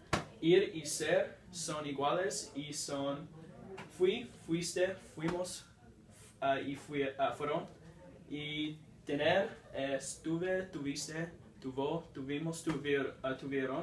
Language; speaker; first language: Spanish; non-native, learner; English